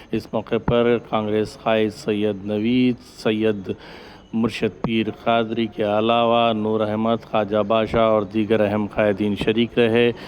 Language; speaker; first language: Urdu; native; Urdu